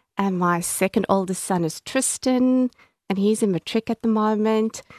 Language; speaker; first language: English; native; English